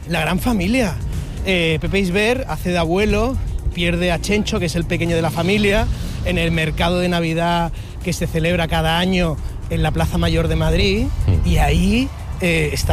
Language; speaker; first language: Spanish; native; Spanish